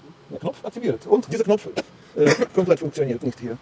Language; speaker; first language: German; non-native, learner; Ukrainian